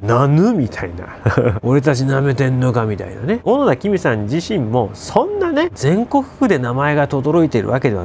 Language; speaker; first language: Japanese; native; Japanese